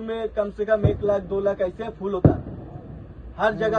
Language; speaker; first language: Hindi; non-native, local second language; Bangla